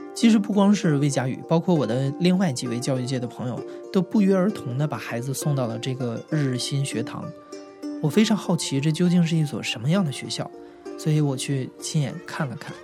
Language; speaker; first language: Chinese; native; Chinese